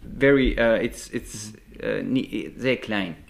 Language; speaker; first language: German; non-native, learner; Russian